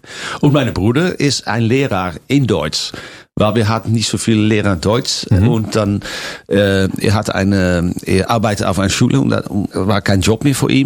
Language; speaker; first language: German; non-native, fluent; Dutch